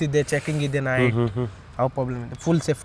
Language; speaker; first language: Kannada; non-native, learner; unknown